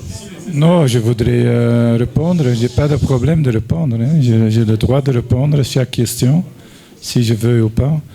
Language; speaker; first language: French; non-native, fluent; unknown